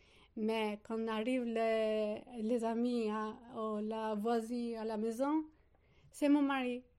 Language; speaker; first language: French; non-native, learner; Albanian